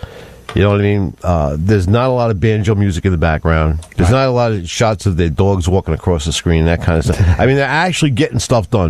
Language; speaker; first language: English; native; English